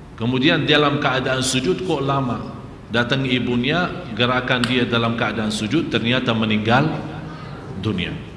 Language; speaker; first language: Malay; non-native, fluent; Arabic